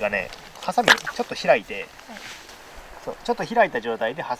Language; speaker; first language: Japanese; native; Japanese